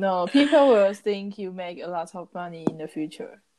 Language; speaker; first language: English; non-native, learner; Chinese